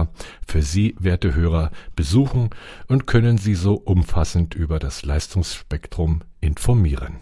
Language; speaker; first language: German; native; German